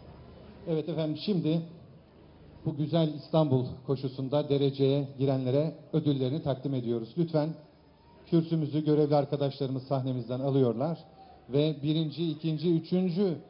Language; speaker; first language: Turkish; native; Turkish